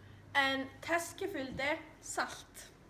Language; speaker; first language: Danish; non-native, learner; Norwegian